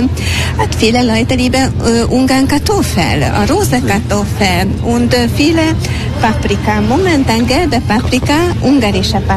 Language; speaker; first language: German; non-native, learner; Hungarian